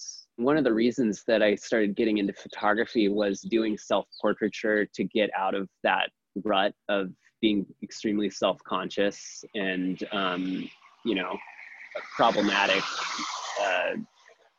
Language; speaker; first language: English; native; English